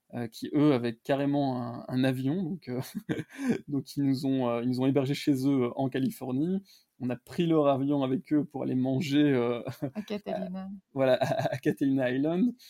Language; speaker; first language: French; native; French